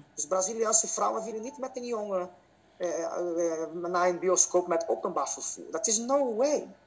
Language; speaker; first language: Dutch; non-native, fluent; Portuguese